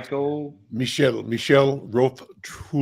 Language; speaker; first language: English; native; English